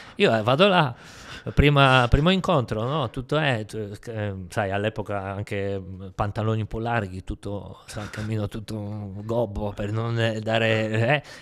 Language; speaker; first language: Italian; non-native, fluent; Polish